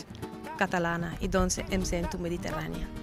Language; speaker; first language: Catalan; non-native, local second language; Italian